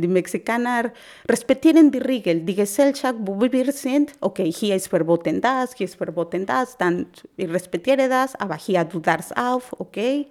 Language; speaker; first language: German; non-native, learner; Spanish